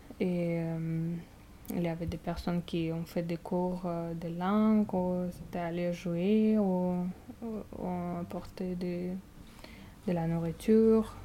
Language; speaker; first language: French; non-native, fluent; Russian